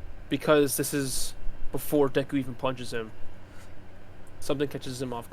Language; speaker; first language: English; native; English